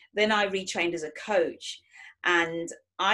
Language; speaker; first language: English; native; English